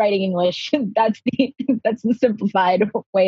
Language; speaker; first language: English; native; English